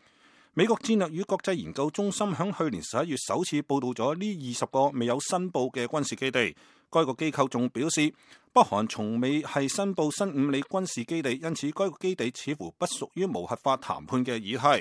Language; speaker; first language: Chinese; non-native, local second language; Cantonese